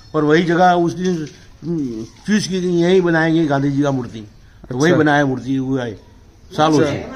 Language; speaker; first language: Hindi; non-native, local second language; Gujarati